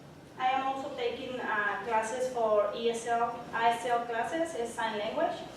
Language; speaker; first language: English; non-native, learner; Spanish